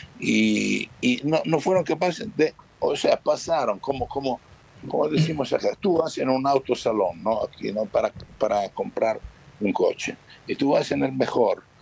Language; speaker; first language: Spanish; non-native, fluent; Italian